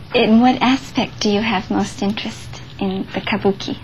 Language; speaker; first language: English; non-native, fluent; Japanese